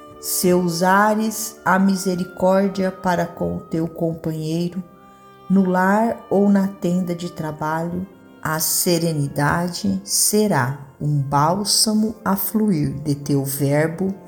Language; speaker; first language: Portuguese; native; Portuguese